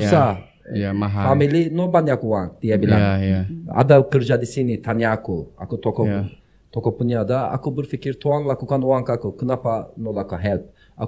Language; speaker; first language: Indonesian; non-native, learner; Turkish